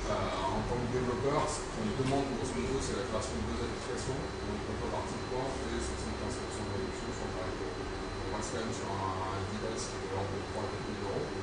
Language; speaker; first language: French; native; French